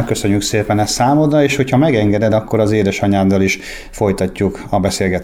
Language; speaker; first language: Hungarian; native; Hungarian